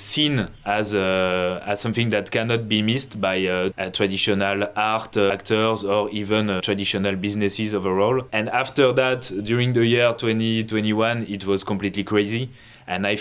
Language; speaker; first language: English; non-native, fluent; French